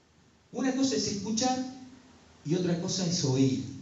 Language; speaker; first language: Spanish; native; Spanish